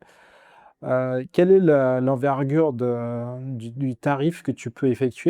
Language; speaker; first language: French; native; French